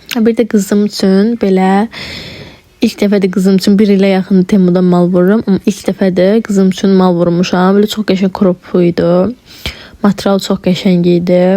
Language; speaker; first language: Azerbaijani; non-native, local second language; Talysh